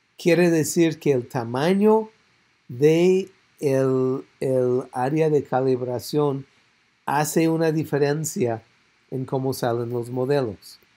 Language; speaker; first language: Spanish; non-native, fluent; English